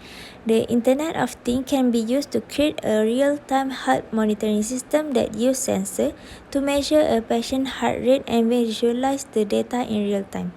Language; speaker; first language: English; non-native, local second language; Malay